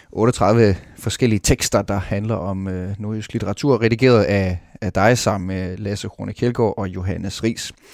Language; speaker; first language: Danish; native; Danish